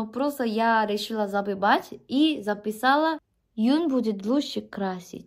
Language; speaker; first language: Russian; non-native, fluent; Korean